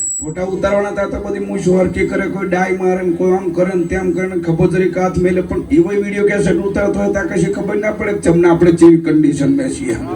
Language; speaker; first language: Gujarati; native; Gujarati